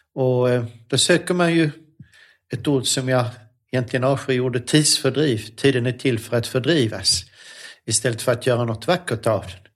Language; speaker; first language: Swedish; native; Swedish